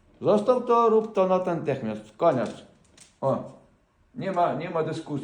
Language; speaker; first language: Polish; non-native, fluent; Ukrainian